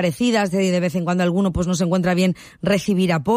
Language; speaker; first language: Spanish; native; Spanish